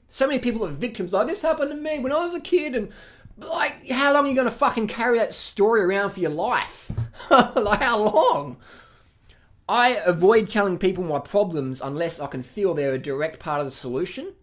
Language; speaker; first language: English; native; English